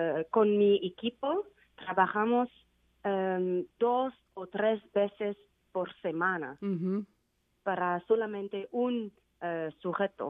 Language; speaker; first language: Spanish; non-native, learner; Vietnamese